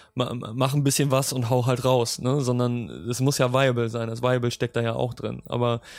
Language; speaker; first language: German; native; German